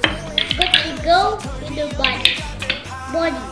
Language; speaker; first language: English; non-native, learner; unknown